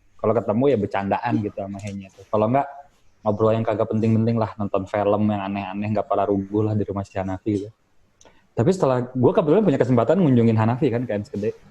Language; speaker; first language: Indonesian; native; Indonesian